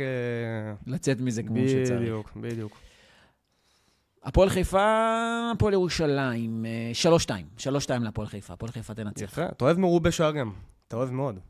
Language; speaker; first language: Hebrew; native; Hebrew